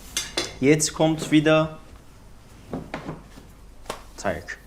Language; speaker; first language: German; non-native, learner; Turkish